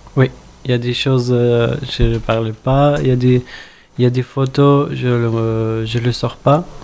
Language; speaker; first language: French; non-native, fluent; Arabic